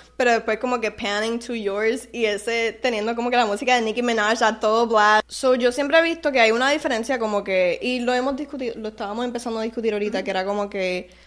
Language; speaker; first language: Spanish; native; Spanish